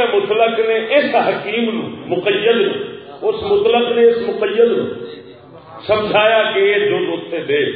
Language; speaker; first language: Urdu; non-native, local second language; Punjabi